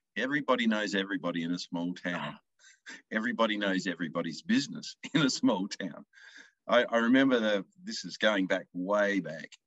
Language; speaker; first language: English; native; English